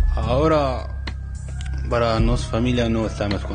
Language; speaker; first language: Spanish; non-native, learner; Arabic